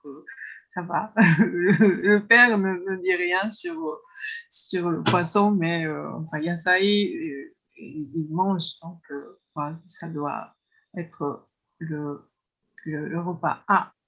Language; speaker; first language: French; non-native, fluent; Japanese